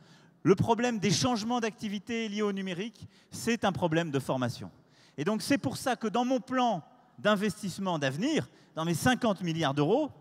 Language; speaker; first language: French; native; French